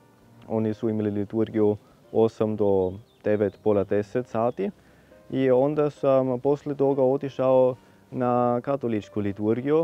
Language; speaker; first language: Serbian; non-native, fluent; German